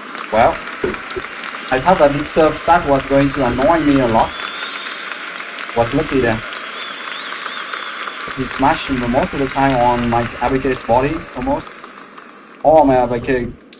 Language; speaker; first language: English; non-native, fluent; French